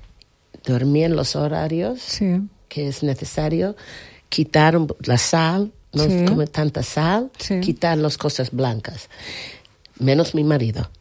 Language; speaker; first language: Spanish; non-native, fluent; English